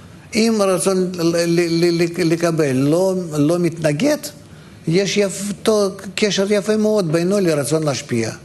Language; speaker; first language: Hebrew; non-native, fluent; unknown